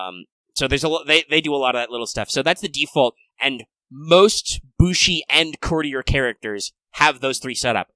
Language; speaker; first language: English; native; English